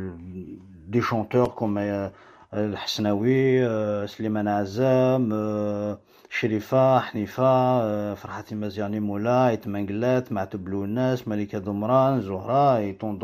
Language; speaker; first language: French; non-native, local second language; Kabyle